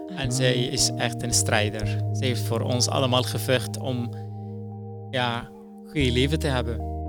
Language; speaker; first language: Dutch; non-native, fluent; Arabic